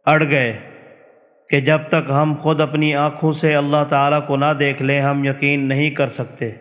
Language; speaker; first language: Urdu; native; Urdu